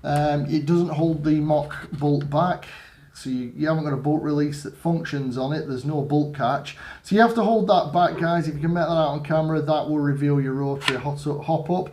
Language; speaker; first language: English; native; English